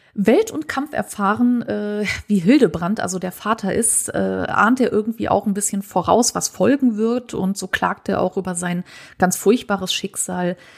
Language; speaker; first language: German; native; German